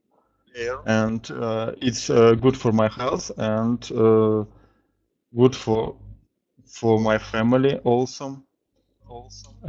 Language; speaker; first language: English; non-native, learner; Russian